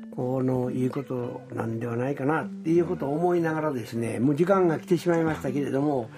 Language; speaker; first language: Japanese; native; Japanese